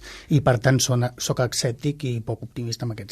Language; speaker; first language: Catalan; native; Catalan